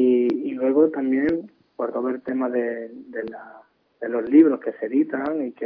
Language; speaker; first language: Spanish; native; Spanish